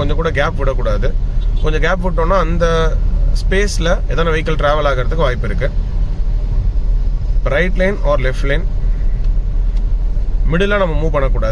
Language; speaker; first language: Tamil; native; Tamil